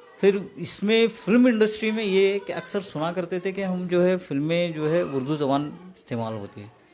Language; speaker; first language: Hindi; non-native, local second language; Urdu